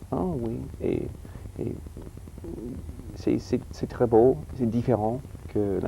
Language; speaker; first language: French; early bilingual, heritage; English